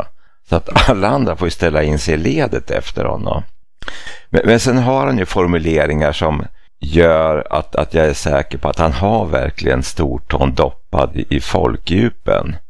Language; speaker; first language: Swedish; native; Swedish